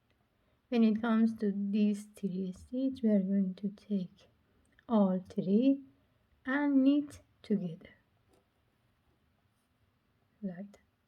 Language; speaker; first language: English; non-native, learner; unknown